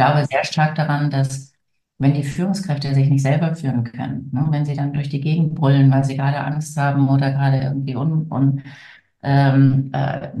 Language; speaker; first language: German; native; German